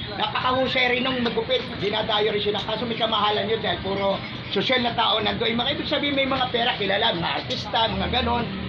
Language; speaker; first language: Filipino; native; Filipino